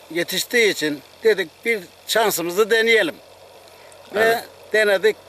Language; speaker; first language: Turkish; native; Turkish